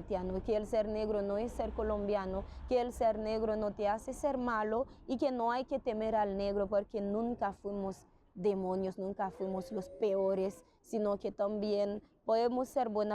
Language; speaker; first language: Spanish; non-native, fluent; Haitian Creole